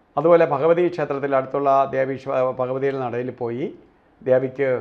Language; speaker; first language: Malayalam; native; Malayalam